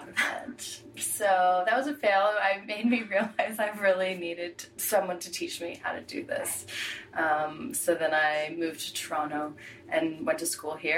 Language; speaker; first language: English; native; English